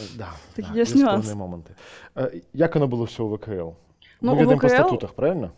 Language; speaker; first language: Belarusian; non-native, local second language; Russian